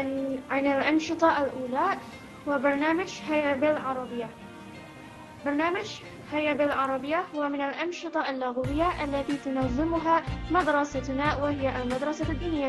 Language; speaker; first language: Arabic; non-native, learner; Malay